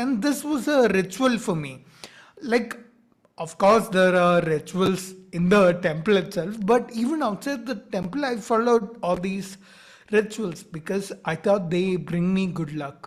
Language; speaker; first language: English; non-native, local second language; Malayalam